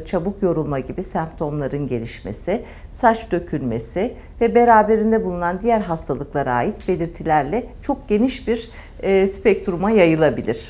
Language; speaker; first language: Turkish; native; Turkish